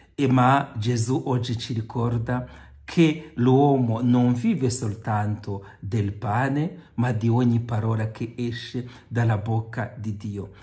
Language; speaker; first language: Italian; non-native, fluent; Kinyarwanda